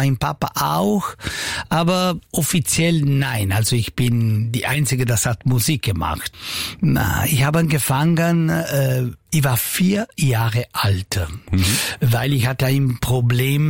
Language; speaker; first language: German; non-native, local second language; Italian